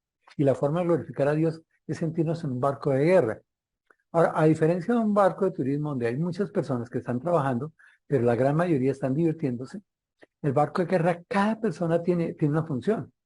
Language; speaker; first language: Spanish; native; Spanish